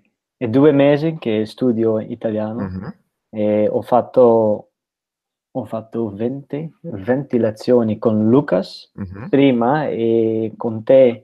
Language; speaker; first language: Italian; non-native, learner; Dutch